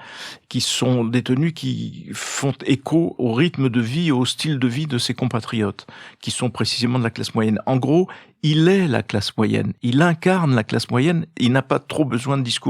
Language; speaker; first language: French; native; French